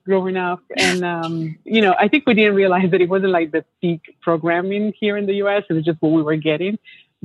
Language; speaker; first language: English; non-native, fluent; Italian